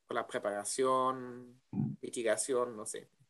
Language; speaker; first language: Spanish; non-native, learner; German